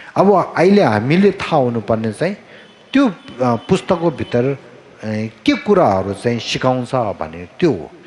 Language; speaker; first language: Nepali; non-native, local second language; Tibetan